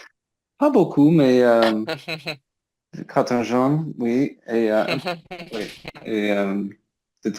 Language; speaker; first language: French; non-native, learner; English